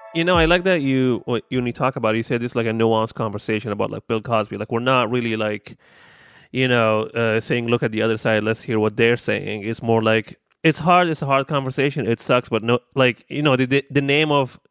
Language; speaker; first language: English; non-native, fluent; Arabic